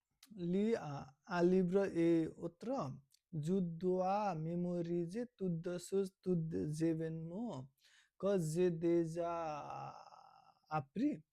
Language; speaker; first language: French; non-native, learner; Nepali